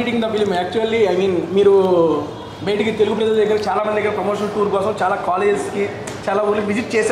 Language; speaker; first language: Telugu; native; Telugu